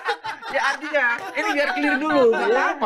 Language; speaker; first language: Indonesian; native; Indonesian